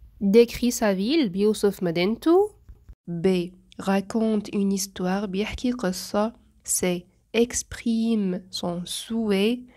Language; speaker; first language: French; non-native, fluent; Arabic